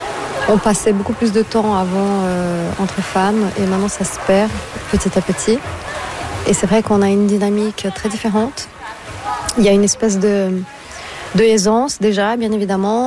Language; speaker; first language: French; non-native, fluent; Portuguese